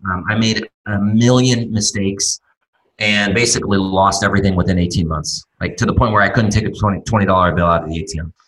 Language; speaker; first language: English; native; English